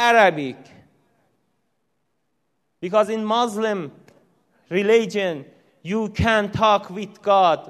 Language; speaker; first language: English; non-native, learner; Persian